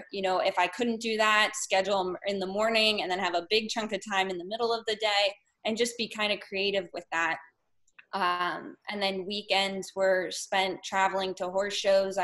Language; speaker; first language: English; native; English